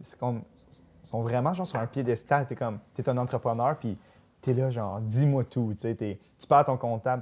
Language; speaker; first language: French; native; French